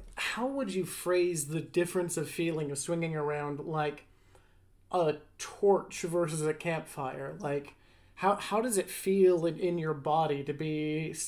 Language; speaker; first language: English; native; English